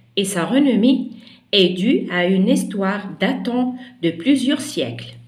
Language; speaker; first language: French; non-native, local second language; Arabic